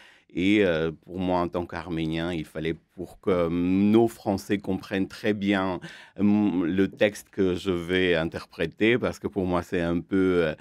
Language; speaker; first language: French; non-native, fluent; Armenian